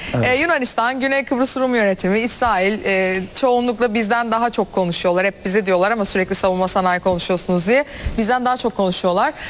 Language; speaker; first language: Turkish; native; Turkish